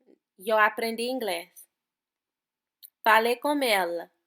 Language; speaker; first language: Portuguese; non-native, fluent; English